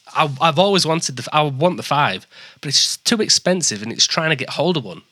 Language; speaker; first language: English; native; English